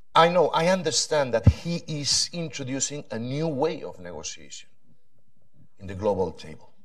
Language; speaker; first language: English; non-native, fluent; Spanish